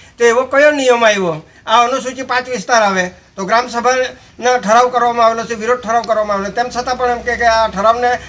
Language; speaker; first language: Gujarati; native; Gujarati